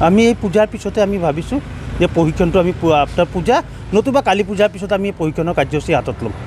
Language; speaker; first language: Assamese; non-native, local second language; Marwari